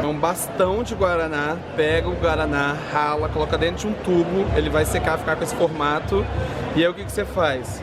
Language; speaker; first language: Portuguese; native; Portuguese